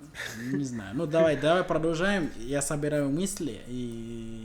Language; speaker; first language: Russian; non-native, learner; English